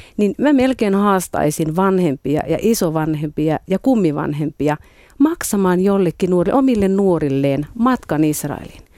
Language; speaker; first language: Finnish; native; Finnish